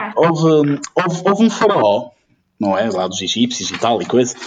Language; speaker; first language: Portuguese; non-native, fluent; Ukrainian